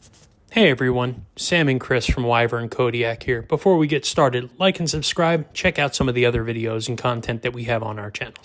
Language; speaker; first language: English; native; English